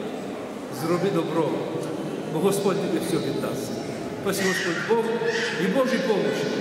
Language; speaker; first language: Russian; non-native, local second language; Ukrainian